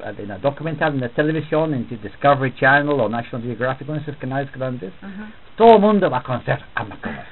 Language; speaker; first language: Spanish; non-native, fluent; English